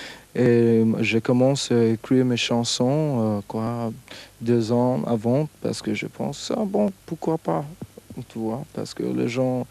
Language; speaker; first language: French; non-native, learner; English